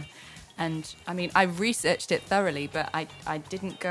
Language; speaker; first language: English; native; English